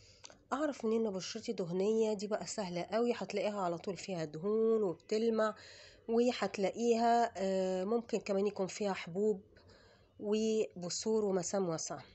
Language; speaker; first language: Arabic; native; Arabic